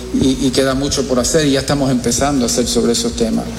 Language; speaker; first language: Spanish; early bilingual, heritage; Spanish